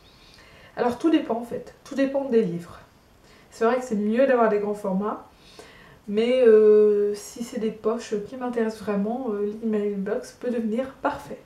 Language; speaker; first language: French; native; French